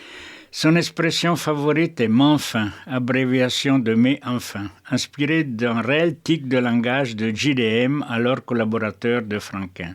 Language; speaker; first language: French; native; French